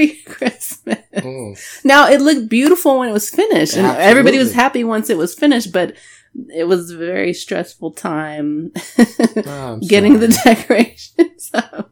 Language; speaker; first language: English; native; English